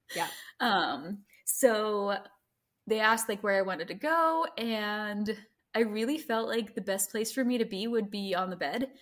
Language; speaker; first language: English; native; English